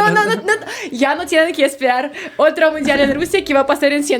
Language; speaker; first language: Spanish; non-native, fluent; Russian